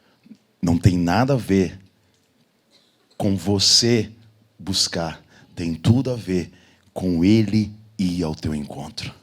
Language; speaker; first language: Portuguese; native; Portuguese